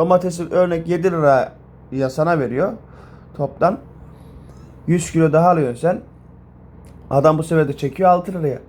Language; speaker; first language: Turkish; native; Turkish